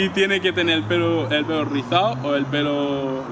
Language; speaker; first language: Spanish; non-native, fluent; Haitian Creole